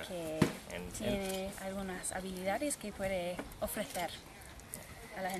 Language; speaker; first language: Spanish; non-native, fluent; English